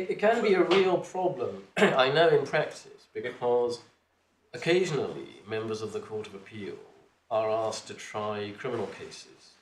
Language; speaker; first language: English; native; English